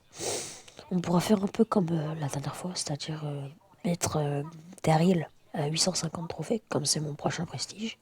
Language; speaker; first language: French; native; French